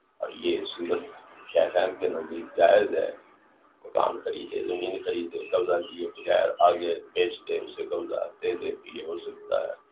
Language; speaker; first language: Urdu; non-native, local second language; Punjabi